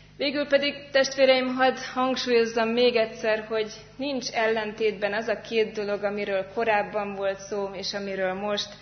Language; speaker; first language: Hungarian; native; Hungarian